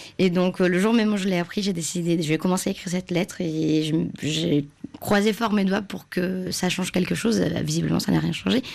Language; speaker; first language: French; non-native, fluent; Portuguese